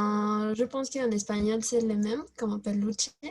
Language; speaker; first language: French; non-native, learner; Spanish